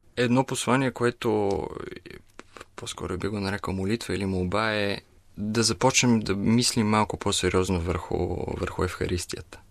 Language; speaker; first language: Bulgarian; native; Bulgarian